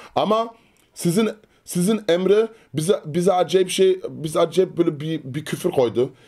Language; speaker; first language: Turkish; early bilingual, other home language; German